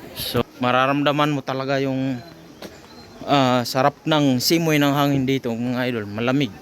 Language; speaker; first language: Filipino; native; Filipino